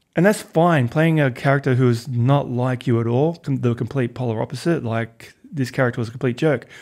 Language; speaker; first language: English; native; English